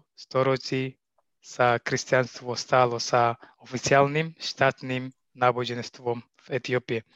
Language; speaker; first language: Slovak; non-native, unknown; Tigrinya